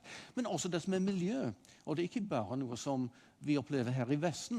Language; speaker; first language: Norwegian; non-native, fluent; English